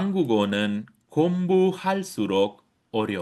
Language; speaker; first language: Korean; non-native, fluent; Sinhala